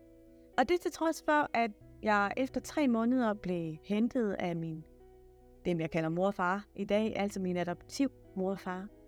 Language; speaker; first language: Danish; native; Danish